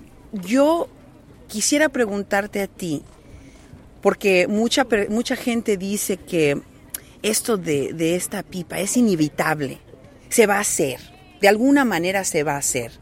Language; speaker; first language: Spanish; native; Spanish